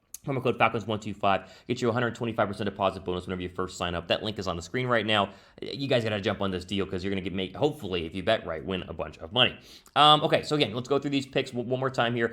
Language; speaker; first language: English; native; English